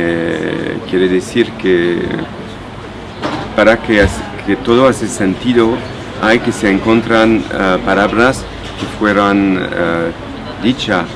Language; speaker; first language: Spanish; non-native, fluent; French